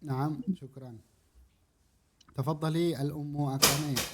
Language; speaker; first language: Arabic; non-native, fluent; Indonesian